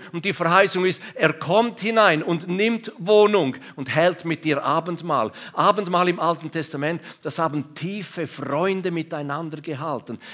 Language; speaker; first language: German; non-native, local second language; Romansh